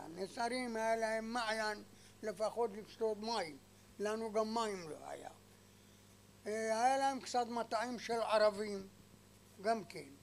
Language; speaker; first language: Hebrew; non-native, fluent; Arabic